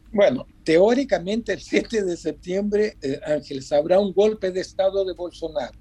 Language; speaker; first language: Spanish; non-native, fluent; Portuguese